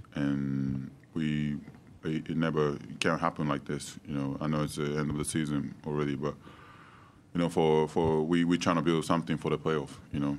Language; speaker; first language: English; non-native, fluent; Japanese